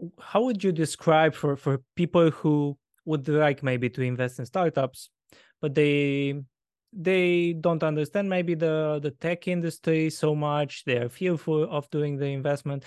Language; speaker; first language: English; non-native, fluent; Romanian